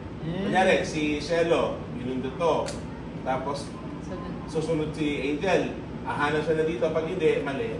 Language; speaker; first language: Filipino; native; Filipino